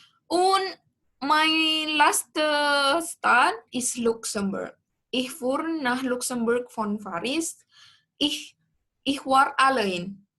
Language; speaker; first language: German; non-native, learner; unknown